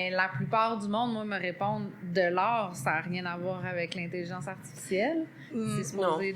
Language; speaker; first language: French; native; French